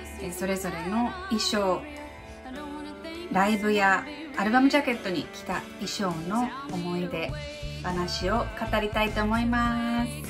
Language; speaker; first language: Japanese; native; Japanese